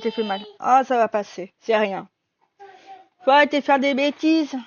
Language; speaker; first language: French; native; French